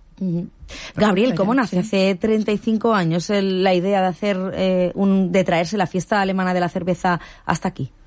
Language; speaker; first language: Spanish; native; Spanish